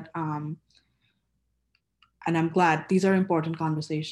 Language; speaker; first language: English; non-native, local second language; Bangla